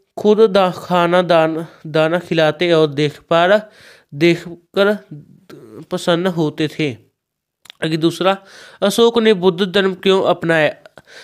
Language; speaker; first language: Hindi; non-native, local second language; Punjabi